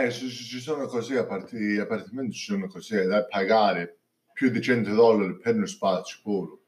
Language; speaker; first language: Italian; early bilingual, heritage; English